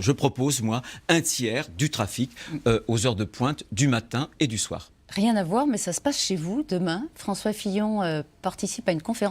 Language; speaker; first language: French; native; French